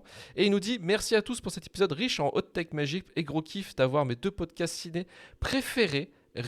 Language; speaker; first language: French; native; French